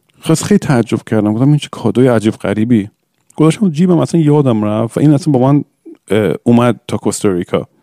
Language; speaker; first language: Persian; early bilingual, heritage; English